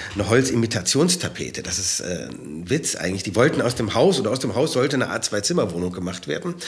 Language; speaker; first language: German; native; German